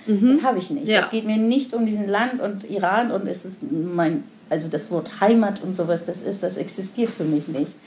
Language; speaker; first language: German; non-native, fluent; Persian